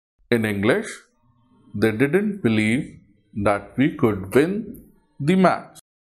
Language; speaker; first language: English; non-native, local second language; Hindi